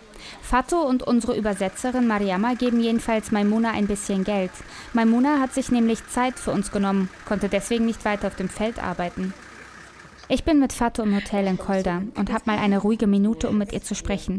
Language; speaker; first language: German; native; German